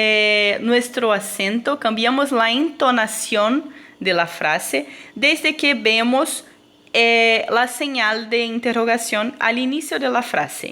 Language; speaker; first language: Spanish; non-native, fluent; Portuguese